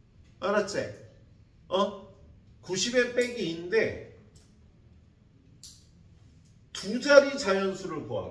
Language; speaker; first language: Korean; native; Korean